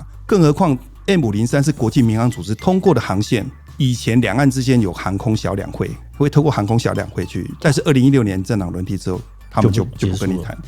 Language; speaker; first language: Chinese; native; Chinese